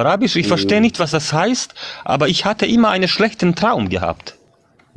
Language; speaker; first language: German; non-native, fluent; Bosnian